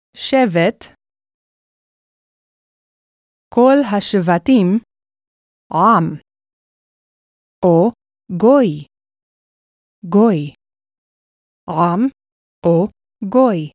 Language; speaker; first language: Hebrew; non-native, fluent; English